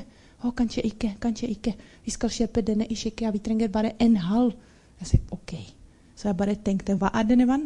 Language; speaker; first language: Norwegian; non-native, learner; Czech